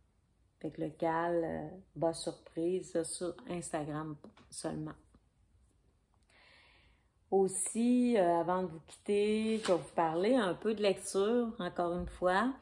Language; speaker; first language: French; native; French